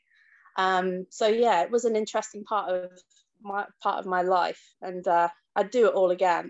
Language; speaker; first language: English; native; English